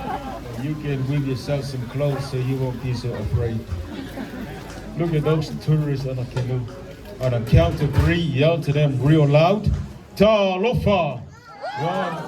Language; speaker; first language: English; non-native, local second language; Samoan